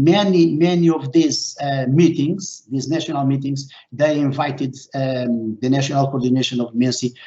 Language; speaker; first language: English; non-native, fluent; Portuguese